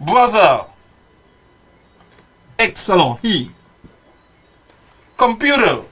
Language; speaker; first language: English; non-native, fluent; French